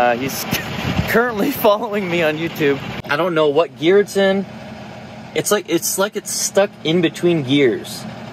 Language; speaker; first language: English; native; English